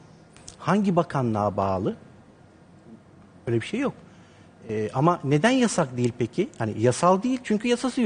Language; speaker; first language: Turkish; native; Turkish